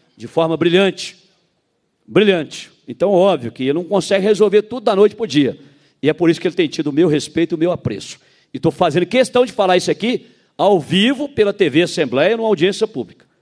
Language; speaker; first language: Portuguese; native; Portuguese